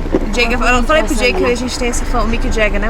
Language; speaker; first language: Portuguese; native; Portuguese